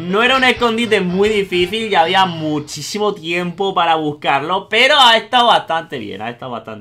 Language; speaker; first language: Spanish; native; Spanish